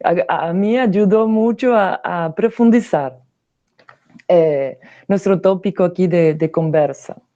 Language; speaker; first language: Portuguese; non-native, learner; Spanish